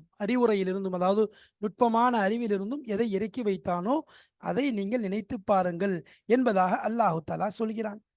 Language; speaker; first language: Tamil; native; Tamil